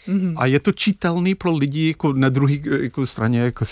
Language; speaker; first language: Czech; non-native, fluent; English